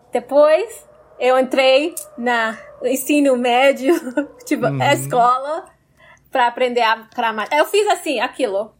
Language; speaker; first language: Portuguese; non-native, fluent; English